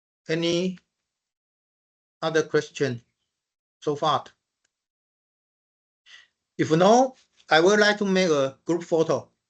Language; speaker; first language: English; non-native, fluent; Chinese